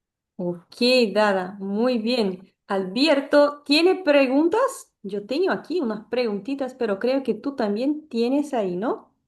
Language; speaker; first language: Spanish; non-native, fluent; Portuguese